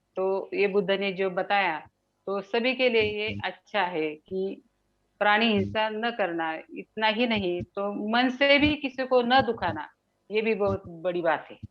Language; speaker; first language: Hindi; non-native, local second language; Marathi